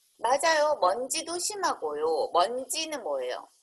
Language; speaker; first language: Korean; native; Korean